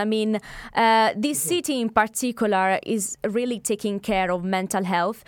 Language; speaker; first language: English; non-native, fluent; Italian